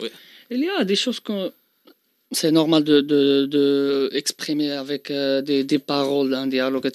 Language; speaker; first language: French; non-native, local second language; Arabic